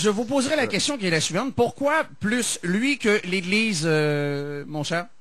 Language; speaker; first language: French; native; French